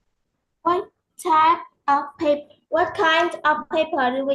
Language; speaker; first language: English; non-native, learner; Vietnamese